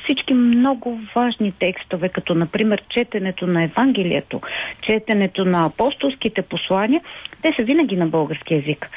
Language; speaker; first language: Bulgarian; native; Bulgarian